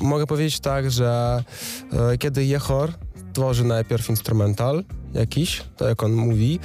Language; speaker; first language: Polish; non-native, fluent; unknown